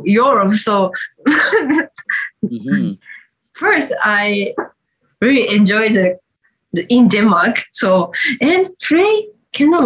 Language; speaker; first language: English; non-native, learner; Japanese